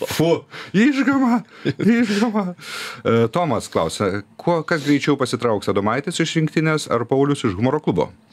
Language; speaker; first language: Lithuanian; native; Lithuanian